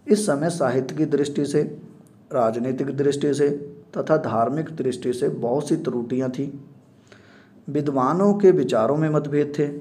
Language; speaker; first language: Hindi; non-native, local second language; Punjabi